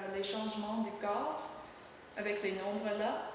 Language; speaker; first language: French; non-native, learner; English